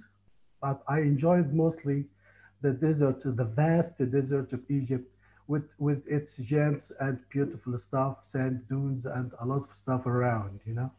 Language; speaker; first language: English; non-native, fluent; Arabic